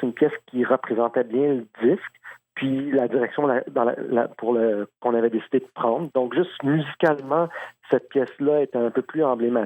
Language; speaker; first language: French; native; French